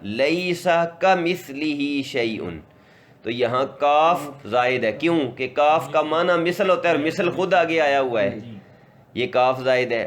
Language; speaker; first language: Urdu; non-native, local second language; Punjabi